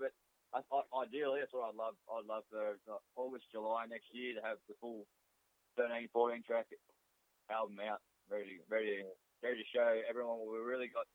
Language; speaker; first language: English; native; English